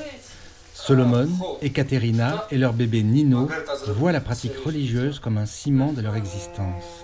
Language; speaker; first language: French; native; French